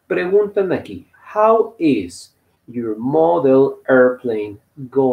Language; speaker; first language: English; non-native, fluent; Spanish